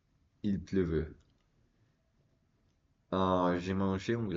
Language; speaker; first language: French; non-native, learner; Spanish